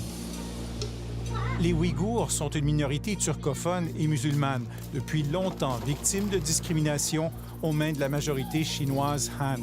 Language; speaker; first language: French; native; French